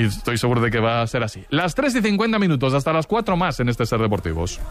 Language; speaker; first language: Spanish; native; Spanish